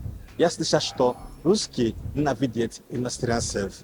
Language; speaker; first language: Russian; non-native, learner; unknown